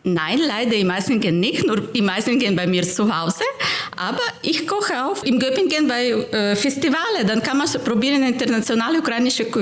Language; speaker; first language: German; non-native, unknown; Ukrainian